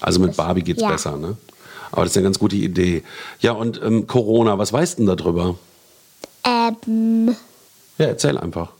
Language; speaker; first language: German; native; German